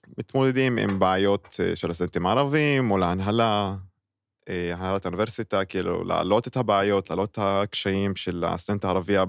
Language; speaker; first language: Hebrew; non-native, local second language; Arabic